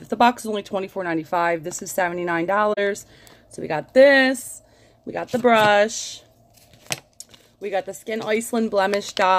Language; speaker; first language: English; native; English